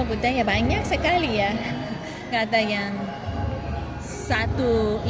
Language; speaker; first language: Indonesian; non-native, learner; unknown